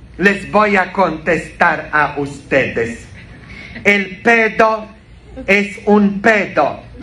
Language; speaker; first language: Spanish; non-native, fluent; Polish